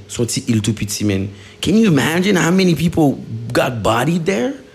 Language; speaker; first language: English; early bilingual, other home language; Haitian Creole